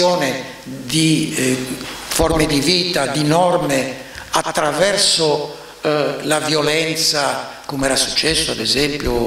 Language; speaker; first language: Italian; native; Italian